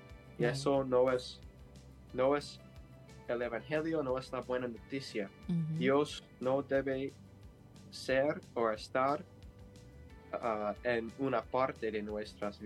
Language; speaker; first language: Spanish; non-native, learner; English